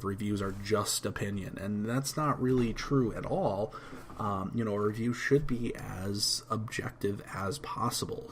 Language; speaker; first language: English; native; English